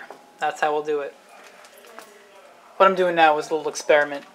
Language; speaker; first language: English; native; English